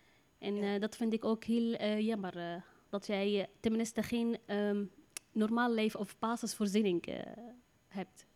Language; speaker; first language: Dutch; non-native, learner; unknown